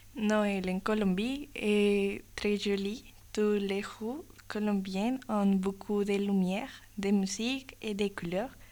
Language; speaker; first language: French; non-native, learner; Spanish